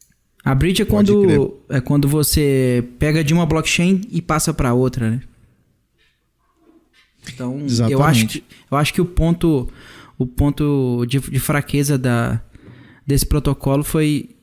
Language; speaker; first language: Portuguese; native; Portuguese